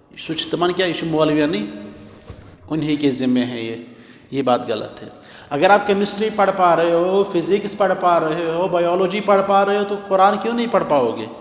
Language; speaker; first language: Urdu; non-native, local second language; Kashmiri